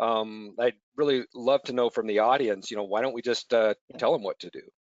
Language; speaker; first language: English; native; English